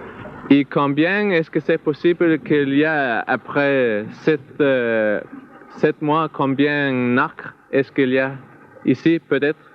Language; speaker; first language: French; non-native, learner; Danish